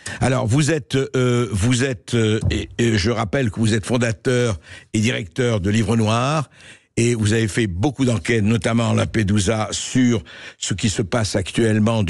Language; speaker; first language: French; native; French